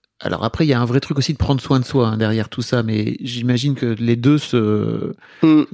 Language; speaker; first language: French; native; French